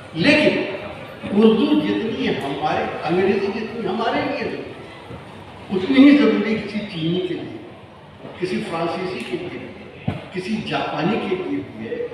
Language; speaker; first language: Urdu; native; Urdu